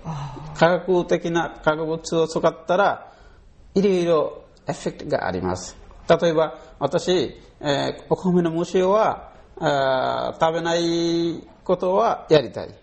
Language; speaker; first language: Japanese; non-native, learner; Bangla